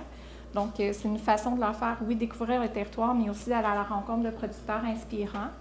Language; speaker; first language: French; native; French